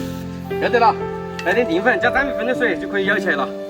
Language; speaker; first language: Chinese; native; Chinese